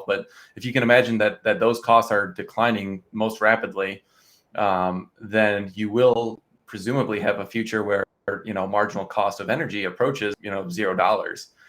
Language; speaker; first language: English; native; English